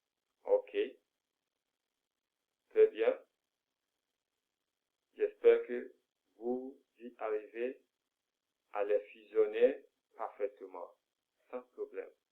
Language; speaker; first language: French; non-native, fluent; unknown